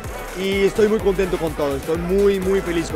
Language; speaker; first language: Spanish; non-native, fluent; Portuguese